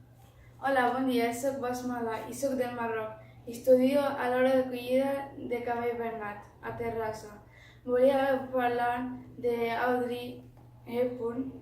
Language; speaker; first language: Catalan; non-native, learner; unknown